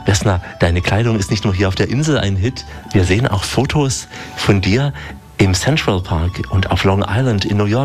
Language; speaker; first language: German; native; German